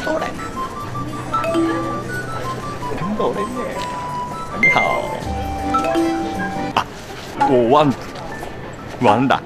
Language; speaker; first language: Chinese; non-native, learner; Japanese